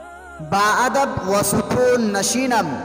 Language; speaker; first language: Persian; non-native, learner; Urdu